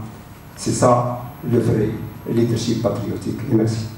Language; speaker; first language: French; non-native, local second language; Arabic